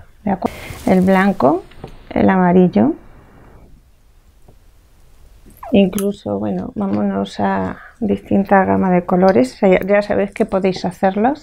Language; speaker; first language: Spanish; native; Spanish